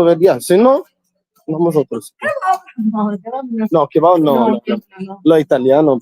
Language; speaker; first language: Spanish; non-native, learner; English